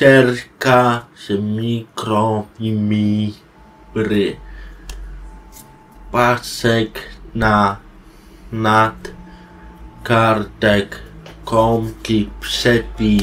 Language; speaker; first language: Polish; non-native, learner; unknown